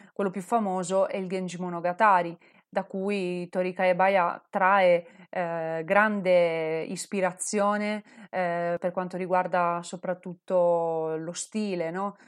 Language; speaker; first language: Italian; native; Italian